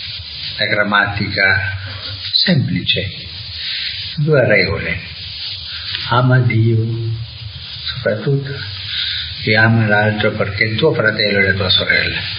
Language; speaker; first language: Italian; non-native, fluent; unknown